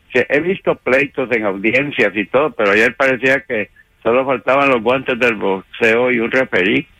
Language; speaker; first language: Spanish; native; Spanish